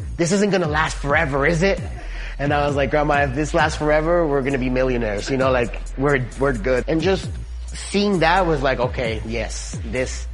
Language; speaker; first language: English; early bilingual, other home language; Spanish